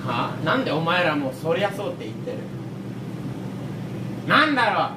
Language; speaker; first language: Japanese; non-native, fluent; Filipino